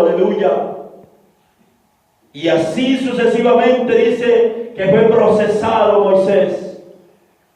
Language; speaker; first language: Spanish; native; Spanish